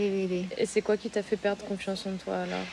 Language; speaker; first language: French; native; French